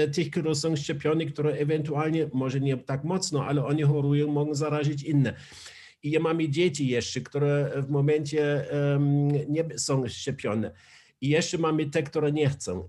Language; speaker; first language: Polish; non-native, learner; German